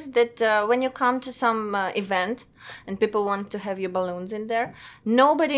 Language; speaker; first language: English; non-native, fluent; Russian